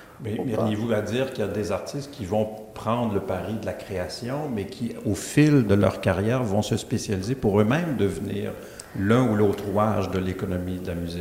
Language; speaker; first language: French; native; French